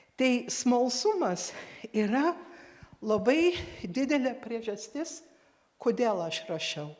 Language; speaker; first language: Lithuanian; early bilingual, heritage; Lithuanian